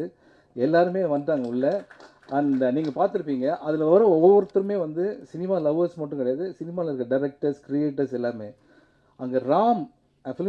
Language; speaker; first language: Tamil; native; Tamil